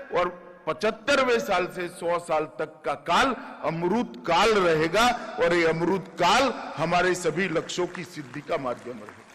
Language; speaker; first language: Hindi; non-native, local second language; Gujarati